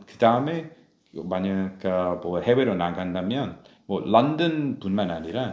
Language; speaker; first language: Korean; non-native, fluent; English